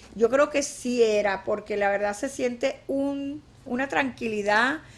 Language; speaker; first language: Spanish; native; Spanish